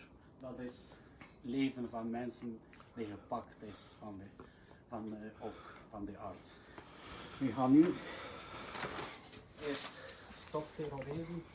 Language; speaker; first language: Dutch; non-native, learner; Arabic